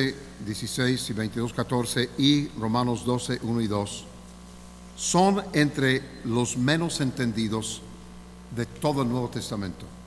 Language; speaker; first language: Spanish; non-native, fluent; English